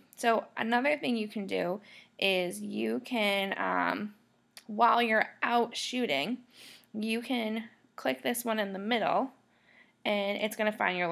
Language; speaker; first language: English; native; English